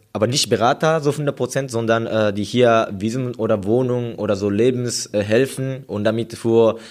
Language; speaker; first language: German; non-native, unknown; Japanese